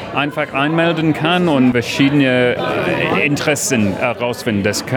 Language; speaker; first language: German; non-native, fluent; English